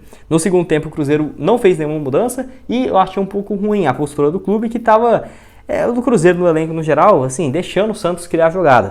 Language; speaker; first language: Portuguese; native; Portuguese